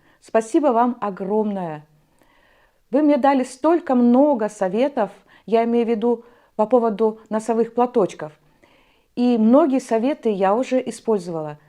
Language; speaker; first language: Russian; native; Russian